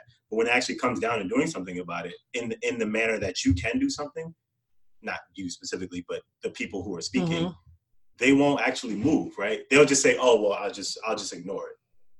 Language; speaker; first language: English; native; English